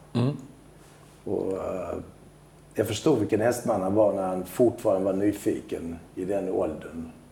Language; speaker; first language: Swedish; early bilingual, other home language; Albanian